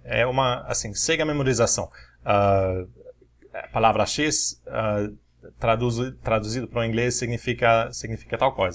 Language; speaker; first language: Portuguese; non-native, fluent; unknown